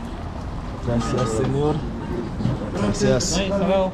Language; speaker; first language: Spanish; non-native, learner; English